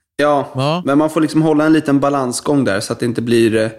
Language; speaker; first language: Swedish; native; Swedish